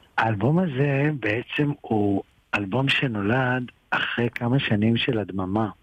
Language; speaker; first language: Hebrew; early bilingual, other home language; Georgian